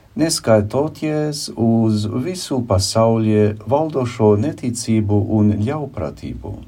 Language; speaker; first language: Latvian; non-native, learner; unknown